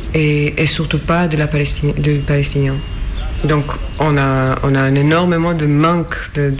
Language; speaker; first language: French; non-native, fluent; Hebrew